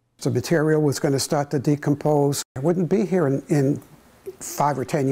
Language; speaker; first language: English; native; English